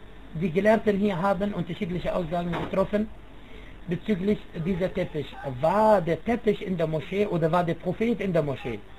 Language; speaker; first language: German; non-native, fluent; Arabic